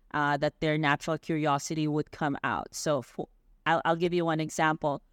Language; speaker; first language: English; non-native, local second language; Filipino